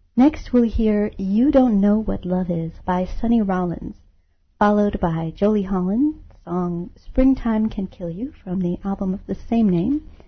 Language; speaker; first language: English; native; English